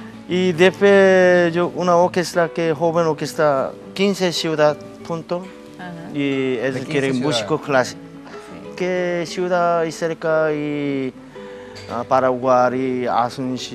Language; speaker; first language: Spanish; non-native, learner; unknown